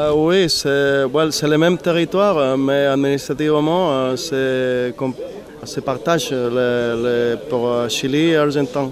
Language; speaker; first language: French; non-native, learner; Spanish